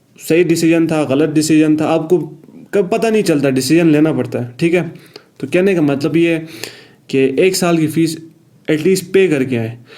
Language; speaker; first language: Urdu; non-native, local second language; Punjabi